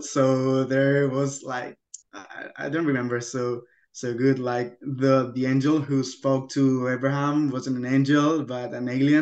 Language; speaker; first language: English; non-native, fluent; Spanish